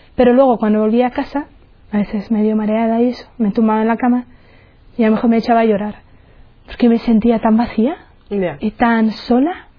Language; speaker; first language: Spanish; non-native, fluent; Czech